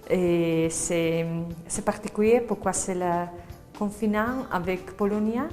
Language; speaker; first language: French; non-native, learner; Slovak